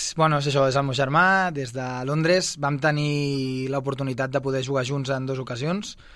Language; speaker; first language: Catalan; early bilingual, other home language; Bosnian